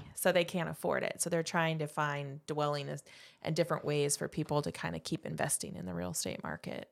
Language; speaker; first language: English; native; English